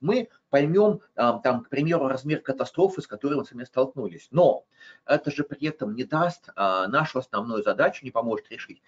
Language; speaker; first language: Russian; native; Russian